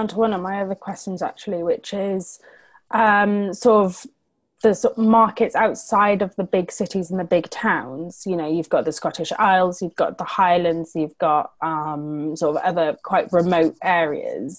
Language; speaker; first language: English; native; English